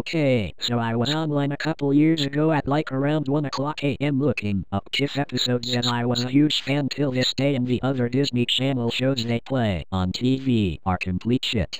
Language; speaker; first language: English; native; English